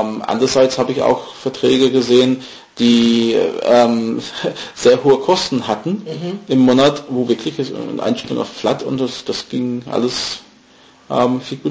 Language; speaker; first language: German; non-native, fluent; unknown